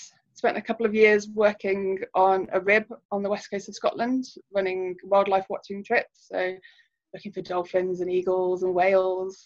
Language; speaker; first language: English; native; English